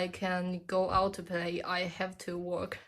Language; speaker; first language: English; non-native, learner; Chinese